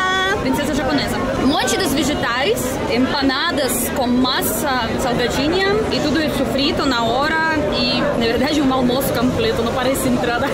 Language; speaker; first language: Portuguese; non-native, fluent; Russian